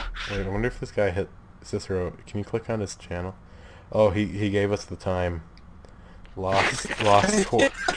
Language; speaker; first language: English; native; English